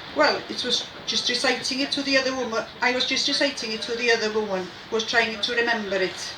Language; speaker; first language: English; non-native, local second language; Welsh